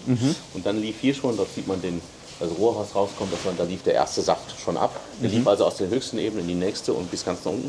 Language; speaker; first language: German; native; German